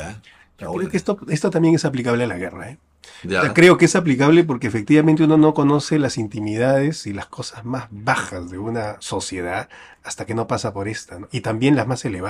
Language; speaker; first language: Spanish; native; Spanish